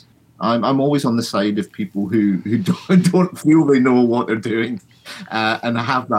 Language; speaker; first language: English; native; English